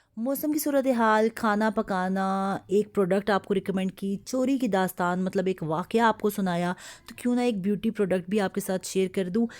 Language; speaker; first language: Urdu; native; Urdu